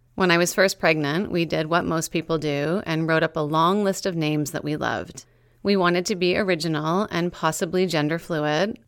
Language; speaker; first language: English; native; English